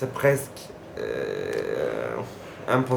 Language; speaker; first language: French; non-native, fluent; Turkish